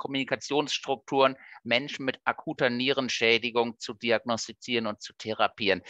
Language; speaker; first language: German; native; German